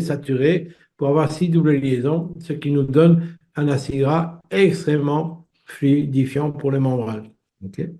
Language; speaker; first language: French; native; French